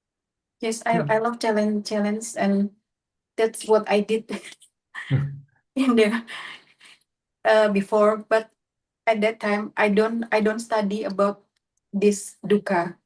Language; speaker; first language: English; non-native, learner; Indonesian